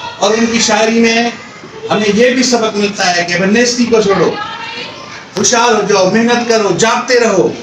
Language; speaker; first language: Urdu; non-native, local second language; Sindhi